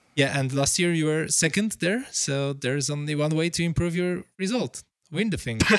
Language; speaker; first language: English; non-native, fluent; Polish